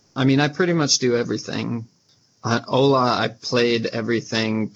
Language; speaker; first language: English; native; English